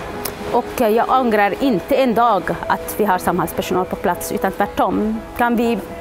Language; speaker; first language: Swedish; non-native, fluent; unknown